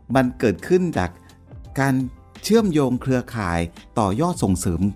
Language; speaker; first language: Thai; native; Thai